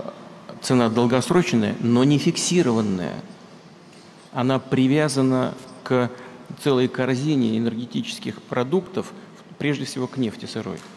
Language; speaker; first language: Russian; native; Russian